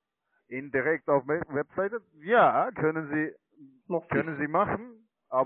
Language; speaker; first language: German; non-native, learner; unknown